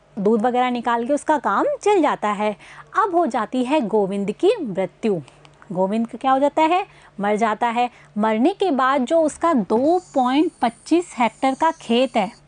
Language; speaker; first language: Hindi; native; Hindi